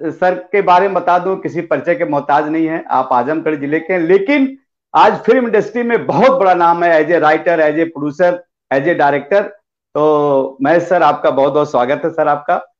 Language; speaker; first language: Hindi; non-native, local second language; Bhojpuri